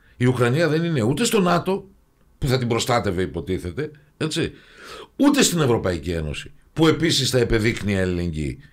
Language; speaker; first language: Greek; native; Greek